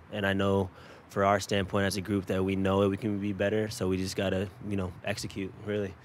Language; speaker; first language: English; native; English